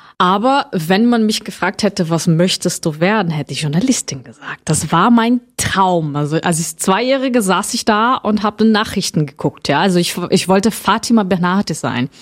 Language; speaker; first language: German; non-native, fluent; Portuguese